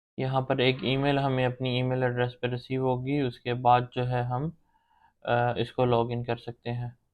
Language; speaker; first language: Urdu; non-native, local second language; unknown